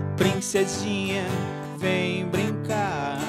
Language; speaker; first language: Portuguese; native; Portuguese